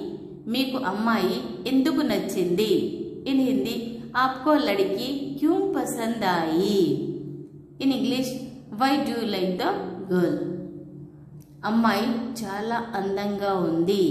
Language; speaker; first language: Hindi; non-native, local second language; Telugu